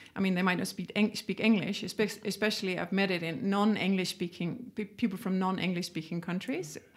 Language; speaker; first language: English; non-native, fluent; Danish